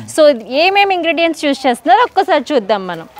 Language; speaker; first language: Telugu; native; Telugu